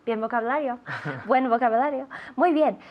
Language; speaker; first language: Spanish; non-native, fluent; English